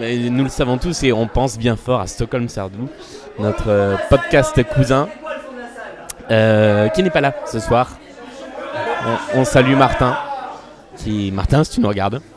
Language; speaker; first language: French; native; French